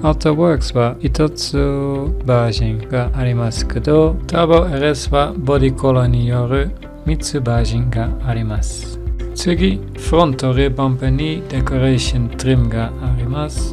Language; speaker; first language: Japanese; non-native, learner; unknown